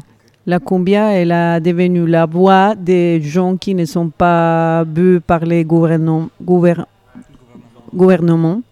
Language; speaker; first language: French; non-native, fluent; Spanish